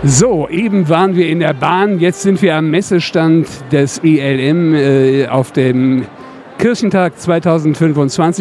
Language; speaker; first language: German; native; German